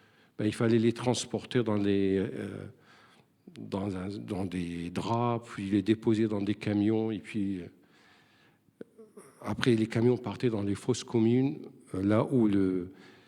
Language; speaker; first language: French; non-native, fluent; Arabic